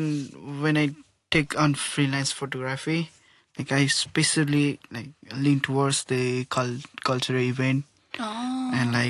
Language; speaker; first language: English; non-native, local second language; Nepali